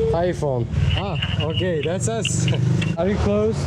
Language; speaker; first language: English; non-native, fluent; Turkish